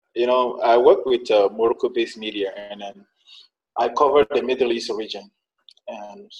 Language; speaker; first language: English; non-native, fluent; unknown